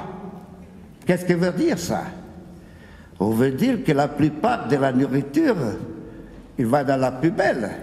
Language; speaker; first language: French; non-native, fluent; Italian